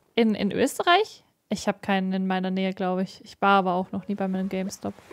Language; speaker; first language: German; native; German